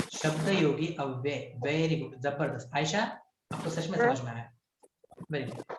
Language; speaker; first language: Hindi; non-native, local second language; Marathi